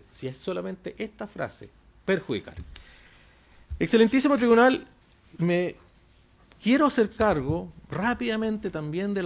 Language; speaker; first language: Spanish; native; Spanish